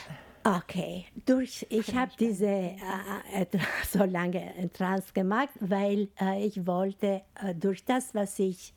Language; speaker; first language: German; non-native, fluent; Albanian